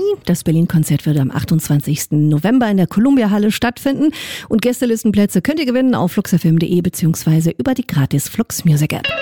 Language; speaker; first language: German; native; German